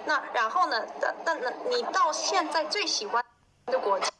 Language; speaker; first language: Chinese; non-native, fluent; Korean